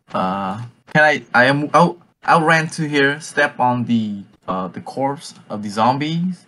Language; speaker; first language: English; non-native, learner; Vietnamese